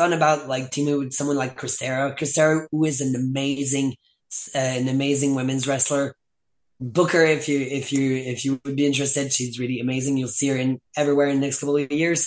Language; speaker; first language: English; non-native, fluent; French